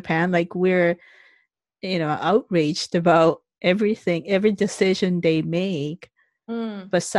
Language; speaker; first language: English; non-native, fluent; Japanese